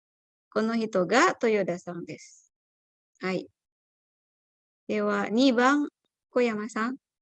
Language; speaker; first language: Japanese; non-native, fluent; Indonesian